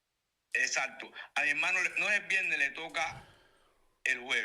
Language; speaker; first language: Spanish; native; Spanish